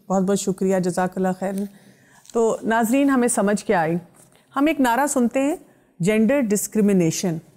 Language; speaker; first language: Urdu; native; Urdu